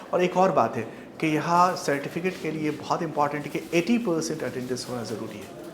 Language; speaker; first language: Hindi; native; Hindi